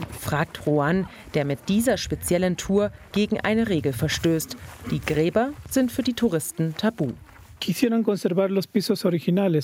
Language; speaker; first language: German; native; German